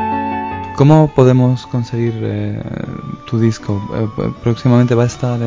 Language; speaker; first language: Spanish; native; Spanish